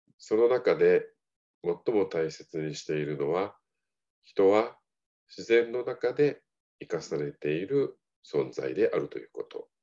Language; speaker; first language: Japanese; native; Japanese